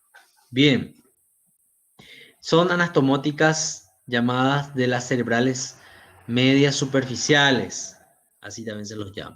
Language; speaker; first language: Spanish; native; Spanish